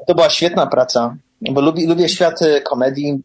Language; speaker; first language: Polish; early bilingual, heritage; English